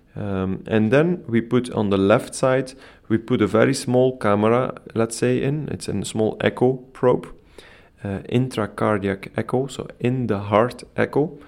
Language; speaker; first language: English; non-native, fluent; Dutch